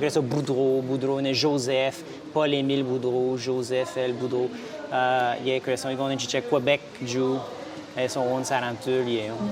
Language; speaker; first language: Korean; non-native, learner; French